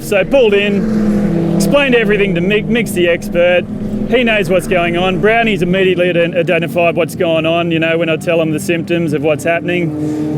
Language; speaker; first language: English; native; English